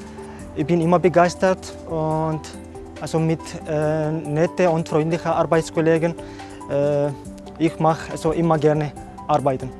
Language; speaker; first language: German; non-native, fluent; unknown